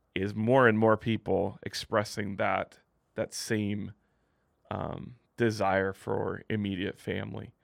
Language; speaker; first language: English; native; English